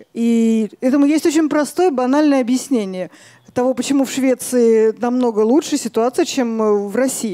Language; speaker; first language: Russian; native; Russian